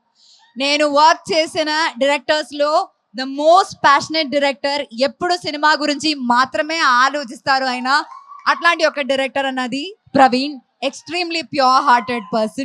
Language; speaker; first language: Telugu; non-native, fluent; Malayalam